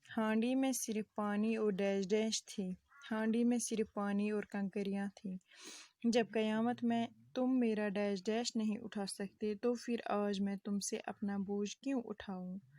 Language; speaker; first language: Urdu; non-native, local second language; Kashmiri